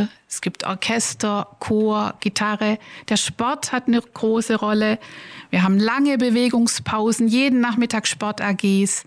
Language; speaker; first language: German; native; German